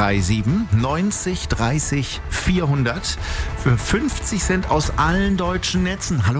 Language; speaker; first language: German; native; German